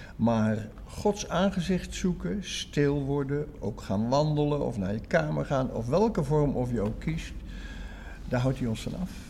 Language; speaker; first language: Dutch; native; Dutch